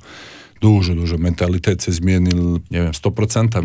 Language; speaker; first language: Polish; non-native, learner; Croatian